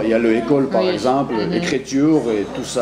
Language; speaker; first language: French; non-native, learner; Georgian